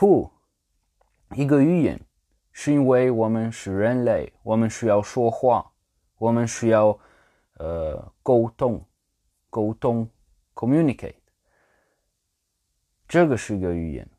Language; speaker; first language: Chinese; non-native, learner; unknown